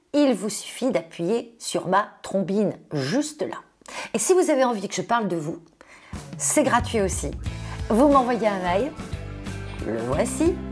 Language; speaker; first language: French; native; French